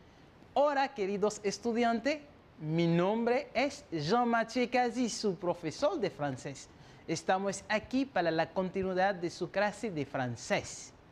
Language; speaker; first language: Spanish; non-native, fluent; French